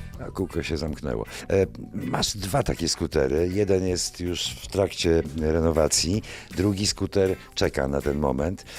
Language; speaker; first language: Polish; native; Polish